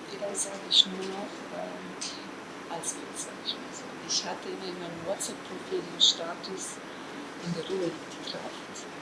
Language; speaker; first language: German; non-native, fluent; Polish